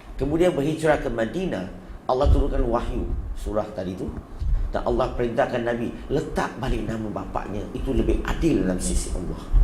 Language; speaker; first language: Malay; non-native, local second language; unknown